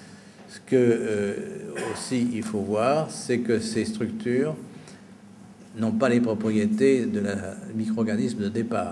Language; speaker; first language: French; native; French